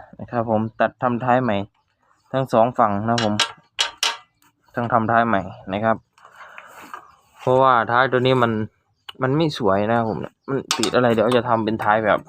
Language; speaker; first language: Thai; native; Thai